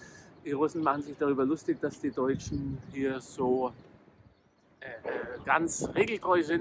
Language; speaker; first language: German; native; German